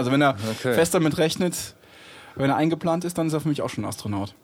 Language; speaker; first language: German; native; German